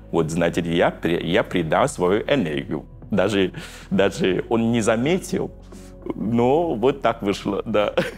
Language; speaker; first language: Russian; non-native, fluent; Vietnamese